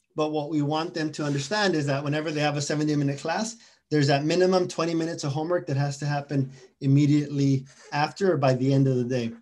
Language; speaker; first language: English; early bilingual, other home language; Spanish